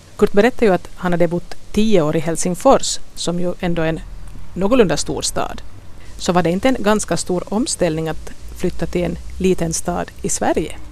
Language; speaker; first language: Swedish; native; Swedish